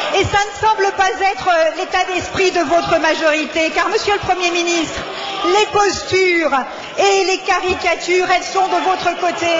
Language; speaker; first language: French; native; French